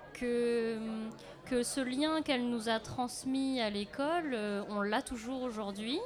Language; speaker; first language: French; early bilingual, other home language; Lao